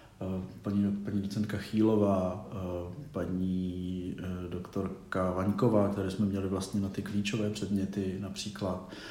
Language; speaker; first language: Czech; native; Czech